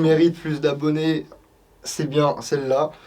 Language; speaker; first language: French; native; French